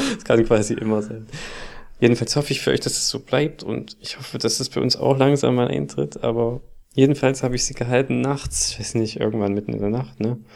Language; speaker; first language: German; native; German